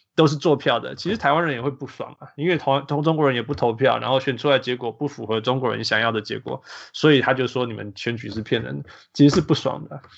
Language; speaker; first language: Chinese; early bilingual, heritage; Chinese